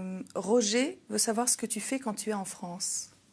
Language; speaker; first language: French; native; French